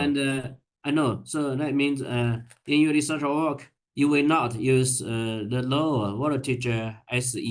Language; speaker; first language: English; non-native, learner; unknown